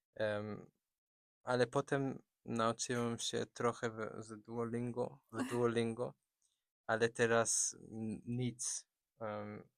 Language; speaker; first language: Polish; non-native, learner; German